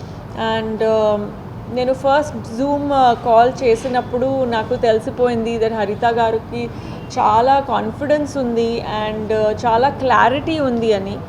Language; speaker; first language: Telugu; non-native, fluent; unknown